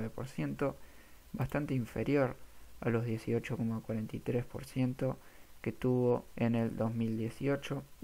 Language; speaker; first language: Spanish; native; Spanish